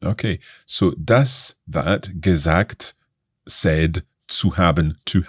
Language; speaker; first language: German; non-native, learner; English